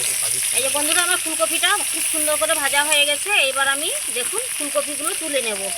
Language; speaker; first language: Bangla; native; Bangla